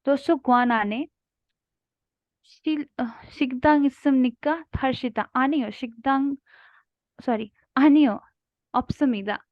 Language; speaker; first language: Korean; non-native, learner; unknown